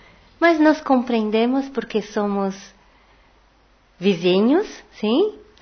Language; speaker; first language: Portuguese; non-native, learner; Spanish